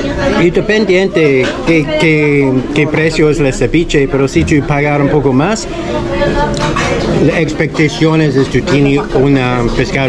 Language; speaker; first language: Spanish; non-native, learner; English